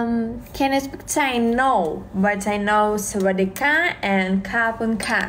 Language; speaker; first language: English; non-native, learner; Russian